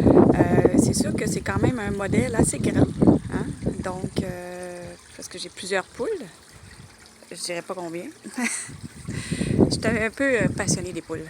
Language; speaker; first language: French; native; French